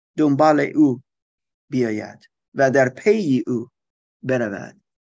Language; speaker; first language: Persian; non-native, learner; German